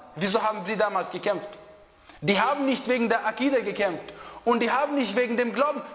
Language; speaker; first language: German; non-native, fluent; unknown